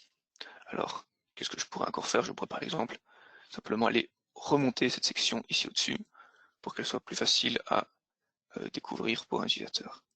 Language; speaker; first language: French; native; French